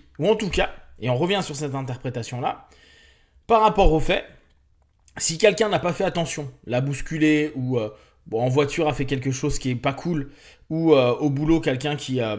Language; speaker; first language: French; native; French